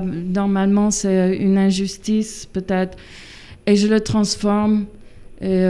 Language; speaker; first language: French; non-native, fluent; English